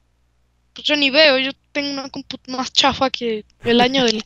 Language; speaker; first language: Spanish; native; Spanish